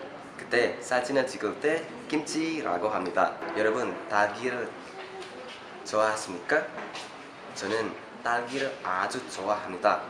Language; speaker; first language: Korean; non-native, learner; Indonesian